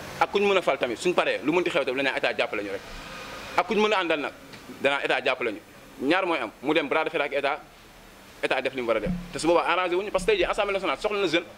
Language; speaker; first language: Wolof; native; Wolof